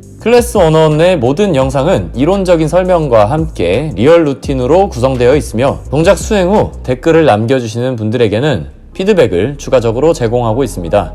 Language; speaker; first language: Korean; native; Korean